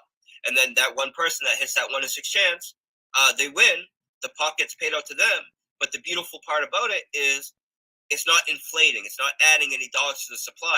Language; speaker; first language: English; native; English